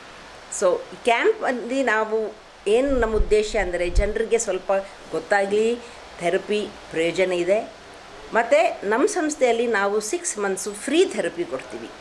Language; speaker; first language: Kannada; non-native, local second language; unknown